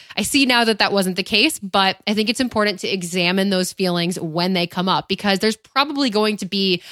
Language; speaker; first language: English; native; English